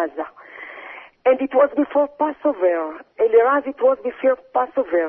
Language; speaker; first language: English; early bilingual, other home language; Arabic